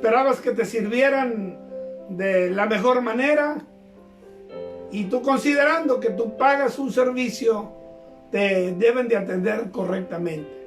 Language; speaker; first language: Spanish; native; Spanish